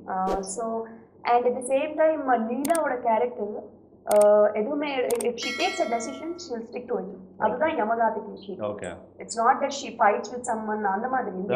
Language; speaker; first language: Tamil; non-native, learner; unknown